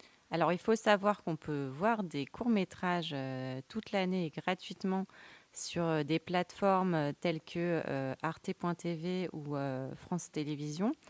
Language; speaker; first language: French; native; French